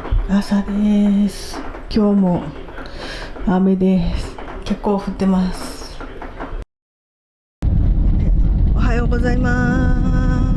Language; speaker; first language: Japanese; native; Japanese